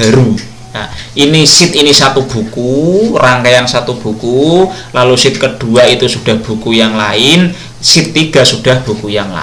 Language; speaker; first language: Indonesian; non-native, local second language; Javanese